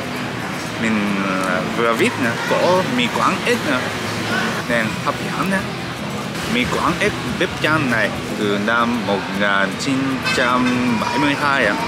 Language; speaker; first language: Vietnamese; non-native, learner; Japanese